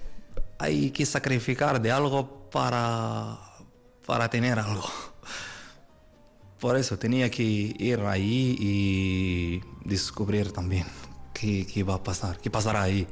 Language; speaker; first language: Spanish; non-native, learner; Arabic